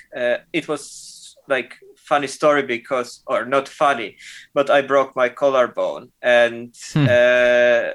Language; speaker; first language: English; non-native, fluent; Polish